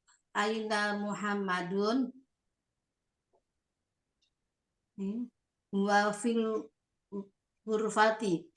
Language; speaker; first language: Arabic; non-native, learner; Indonesian